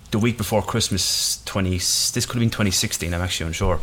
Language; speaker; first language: English; native; English